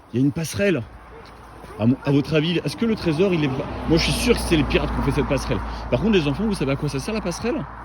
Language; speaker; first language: French; native; French